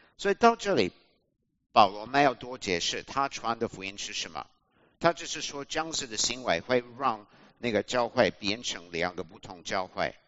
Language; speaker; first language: Chinese; non-native, fluent; English